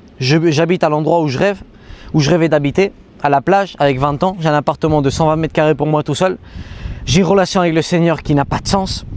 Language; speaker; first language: French; native; French